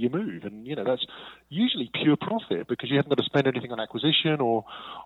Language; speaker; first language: English; native; English